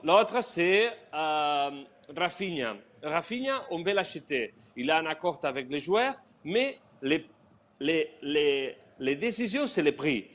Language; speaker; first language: French; non-native, learner; Spanish